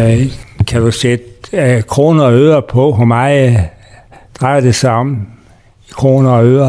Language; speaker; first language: Danish; native; Danish